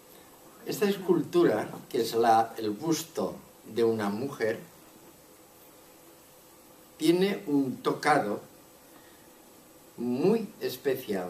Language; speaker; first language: Spanish; non-native, local second language; Catalan